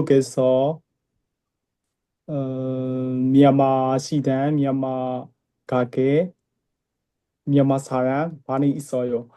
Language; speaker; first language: Korean; non-native, learner; Burmese